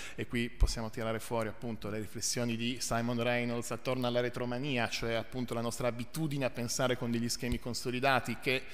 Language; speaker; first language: Italian; native; Italian